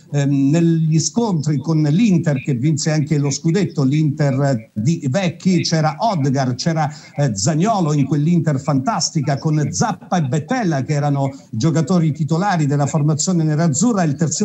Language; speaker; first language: Italian; native; Italian